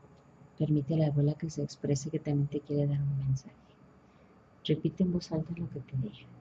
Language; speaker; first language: Spanish; native; Spanish